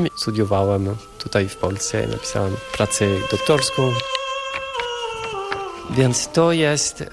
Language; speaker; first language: Polish; non-native, fluent; French